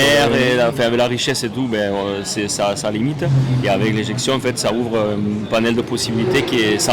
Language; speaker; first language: French; native; French